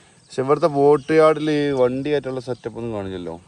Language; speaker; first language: Malayalam; native; Malayalam